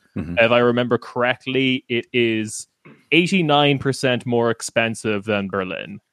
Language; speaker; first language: English; native; English